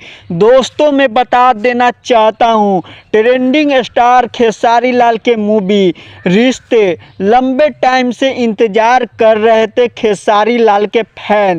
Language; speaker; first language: Hindi; non-native, local second language; Bhojpuri